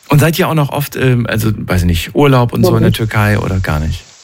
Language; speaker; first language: German; native; German